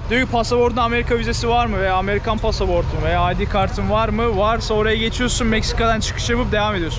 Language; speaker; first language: Turkish; native; Turkish